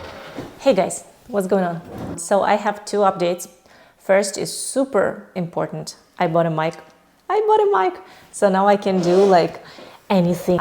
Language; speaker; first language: English; non-native, fluent; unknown